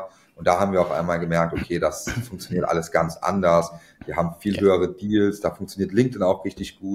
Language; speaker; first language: German; native; German